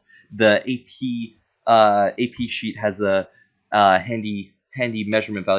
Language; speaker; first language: English; native; English